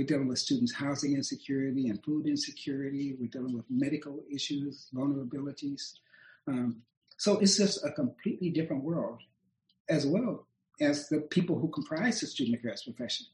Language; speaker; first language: English; native; English